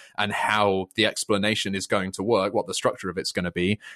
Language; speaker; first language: English; native; English